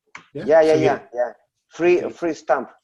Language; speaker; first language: English; non-native, learner; Russian